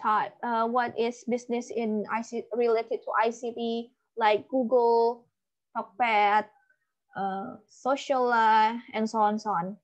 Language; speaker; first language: English; non-native, learner; Indonesian